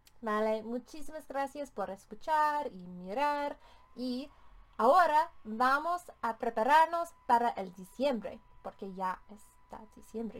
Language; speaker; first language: Spanish; non-native, fluent; English